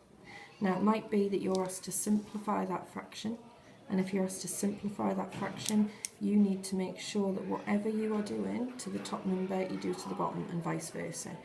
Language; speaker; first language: English; native; English